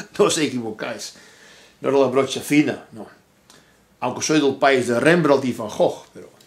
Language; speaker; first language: Spanish; non-native, fluent; Dutch